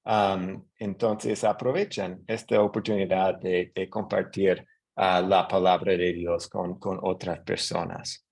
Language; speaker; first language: Spanish; non-native, fluent; English